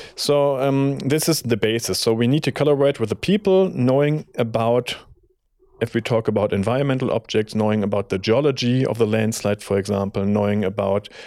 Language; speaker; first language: English; non-native, fluent; German